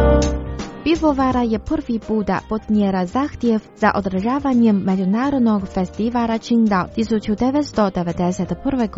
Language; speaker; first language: Croatian; non-native, fluent; Chinese